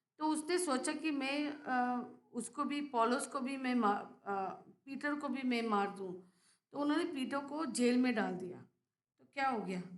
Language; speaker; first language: Hindi; non-native, local second language; Bangla